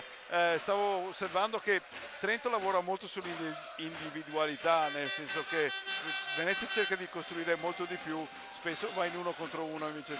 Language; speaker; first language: Italian; native; Italian